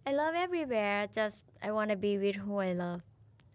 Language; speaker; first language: English; non-native, learner; Thai